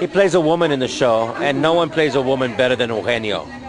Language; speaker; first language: English; native; English